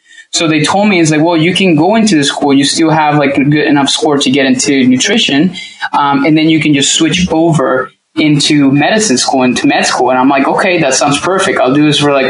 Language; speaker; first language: English; non-native, fluent; Spanish